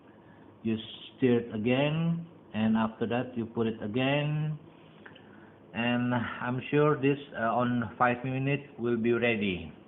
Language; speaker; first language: English; non-native, learner; Indonesian